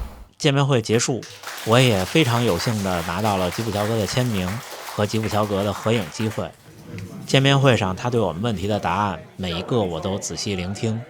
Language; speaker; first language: Chinese; native; Chinese